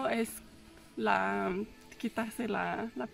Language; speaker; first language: Spanish; non-native, fluent; French